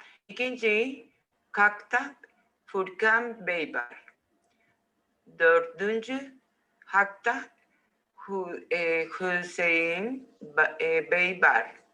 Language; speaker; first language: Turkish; non-native, learner; Spanish